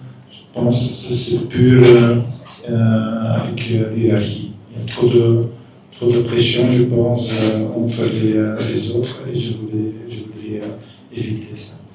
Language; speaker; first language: French; non-native, local second language; Dutch